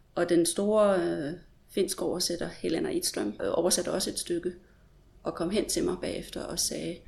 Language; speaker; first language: Danish; native; Danish